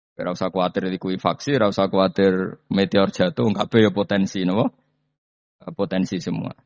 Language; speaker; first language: Indonesian; non-native, local second language; Javanese